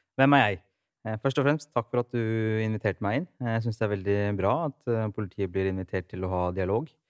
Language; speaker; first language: Norwegian; native; Norwegian